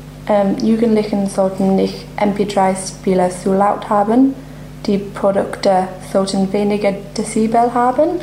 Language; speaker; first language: German; non-native, learner; English